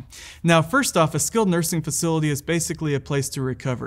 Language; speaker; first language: English; native; English